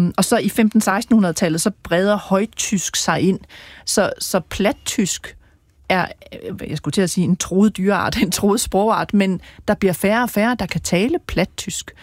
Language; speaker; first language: Danish; native; Danish